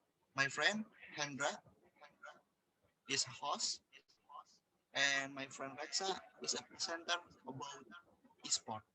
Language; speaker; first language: English; non-native, learner; Indonesian